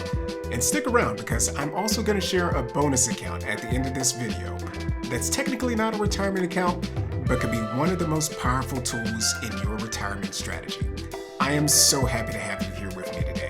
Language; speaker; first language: English; native; English